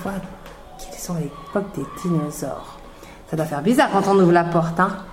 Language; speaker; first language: French; native; French